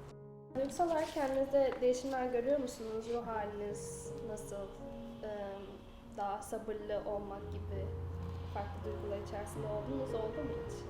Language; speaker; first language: Turkish; native; Turkish